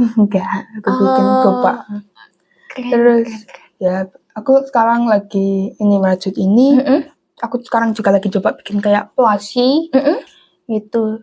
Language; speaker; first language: Indonesian; non-native, local second language; English